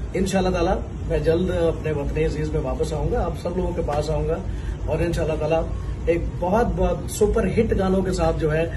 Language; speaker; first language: Urdu; non-native, local second language; Punjabi